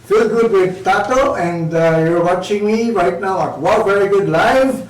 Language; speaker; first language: English; non-native, local second language; Filipino